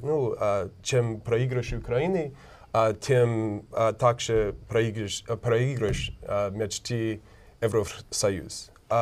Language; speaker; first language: Russian; non-native, learner; English